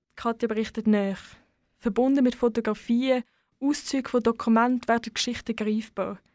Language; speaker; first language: German; native; German